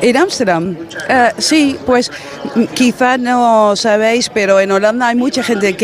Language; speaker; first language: Spanish; non-native, fluent; Dutch